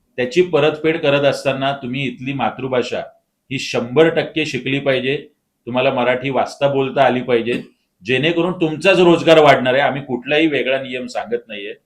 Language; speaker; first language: Marathi; native; Marathi